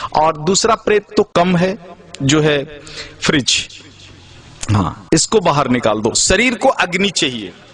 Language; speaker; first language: Hindi; native; Hindi